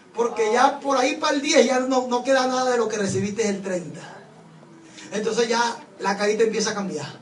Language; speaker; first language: Spanish; native; Spanish